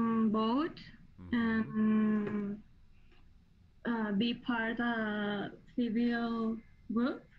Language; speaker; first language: English; non-native, learner; Spanish